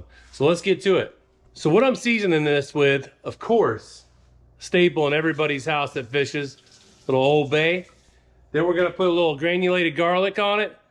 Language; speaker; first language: English; native; English